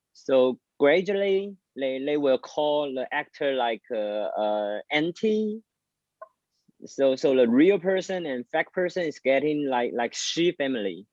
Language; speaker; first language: English; non-native, learner; Chinese